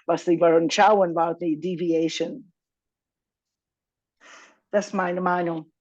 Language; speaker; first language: German; non-native, fluent; English